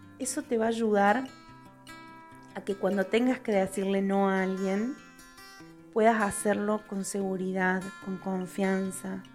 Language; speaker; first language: Spanish; native; Spanish